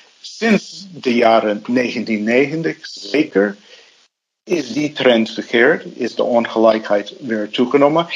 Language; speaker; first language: Dutch; non-native, fluent; English